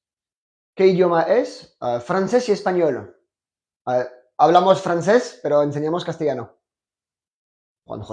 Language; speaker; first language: Spanish; non-native, fluent; French